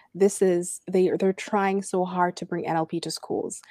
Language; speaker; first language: English; non-native, fluent; Arabic